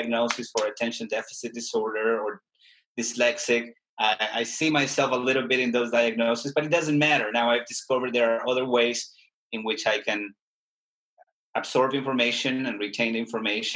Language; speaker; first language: English; non-native, fluent; Spanish